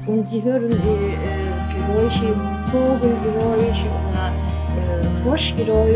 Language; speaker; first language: German; non-native, fluent; Korean